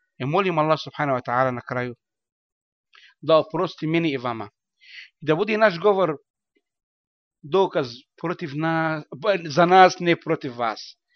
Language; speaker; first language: Bosnian; non-native, learner; Arabic